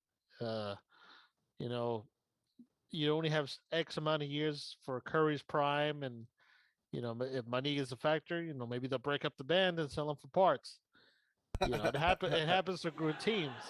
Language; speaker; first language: English; native; English